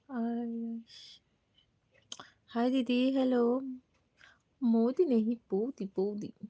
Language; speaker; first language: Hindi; non-native, local second language; Bangla